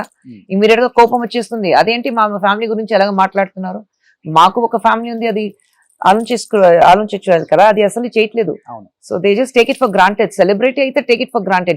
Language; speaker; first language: Telugu; non-native, fluent; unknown